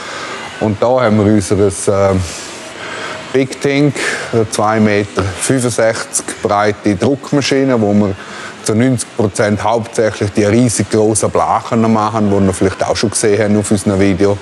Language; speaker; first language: German; native; German